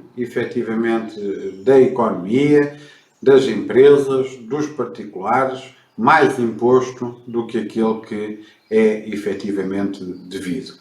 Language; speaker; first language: Portuguese; native; Portuguese